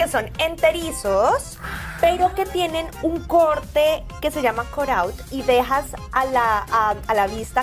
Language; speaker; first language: Spanish; native; Spanish